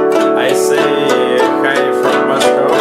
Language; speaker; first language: English; non-native, learner; Russian